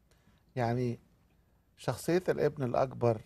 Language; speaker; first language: Arabic; native; Arabic